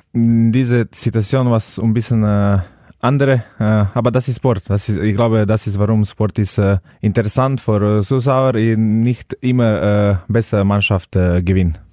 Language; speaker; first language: German; non-native, learner; Slovenian